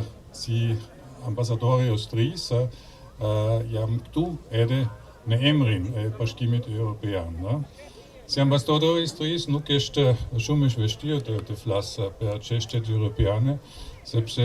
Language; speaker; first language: Albanian; non-native, learner; German